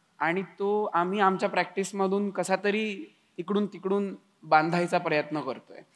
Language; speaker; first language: Marathi; native; Marathi